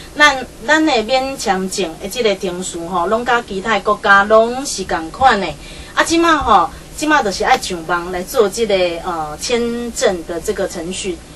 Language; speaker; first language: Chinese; native; Chinese